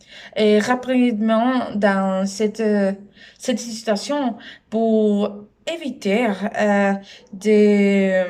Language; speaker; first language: French; non-native, learner; Spanish